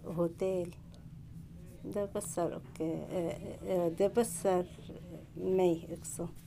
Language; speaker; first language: Swedish; non-native, learner; Arabic